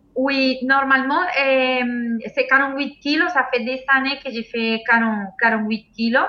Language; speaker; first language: French; non-native, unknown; Spanish